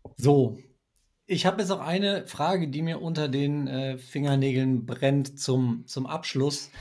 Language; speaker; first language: German; native; German